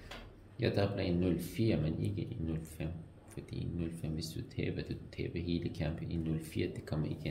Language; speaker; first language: Danish; non-native, learner; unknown